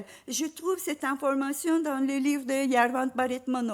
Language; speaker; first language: French; non-native, fluent; Turkish